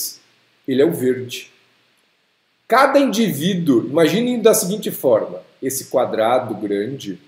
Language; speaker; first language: Portuguese; native; Portuguese